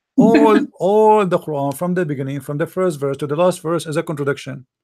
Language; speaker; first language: English; non-native, local second language; Arabic